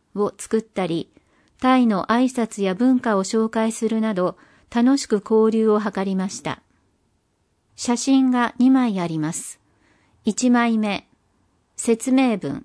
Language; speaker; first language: Japanese; native; Japanese